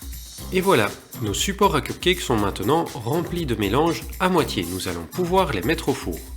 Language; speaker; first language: French; native; French